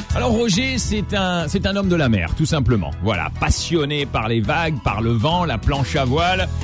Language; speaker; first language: French; non-native, local second language; Arabic